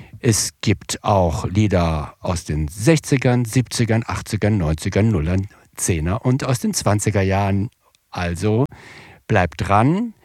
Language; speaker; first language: German; native; German